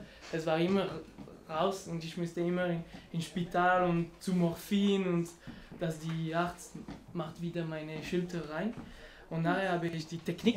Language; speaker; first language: German; non-native, learner; French